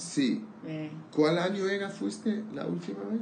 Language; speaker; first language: Spanish; non-native, learner; Armenian